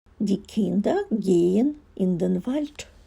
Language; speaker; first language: German; non-native, fluent; Ukrainian